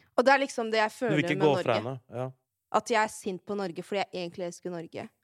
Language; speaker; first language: Norwegian; early bilingual, other home language; Arabic